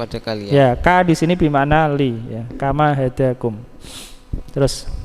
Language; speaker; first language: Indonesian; non-native, local second language; Javanese